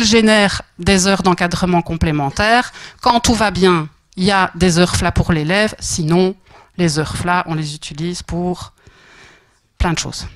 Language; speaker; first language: French; native; French